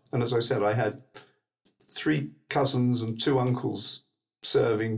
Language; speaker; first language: English; native; English